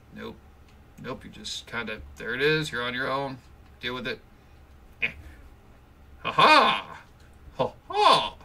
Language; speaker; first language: English; native; English